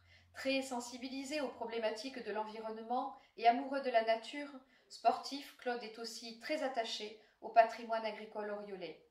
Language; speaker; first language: French; native; French